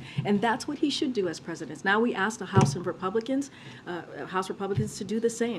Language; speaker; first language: English; native; English